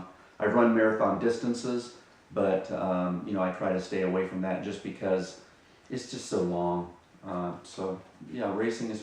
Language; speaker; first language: English; native; English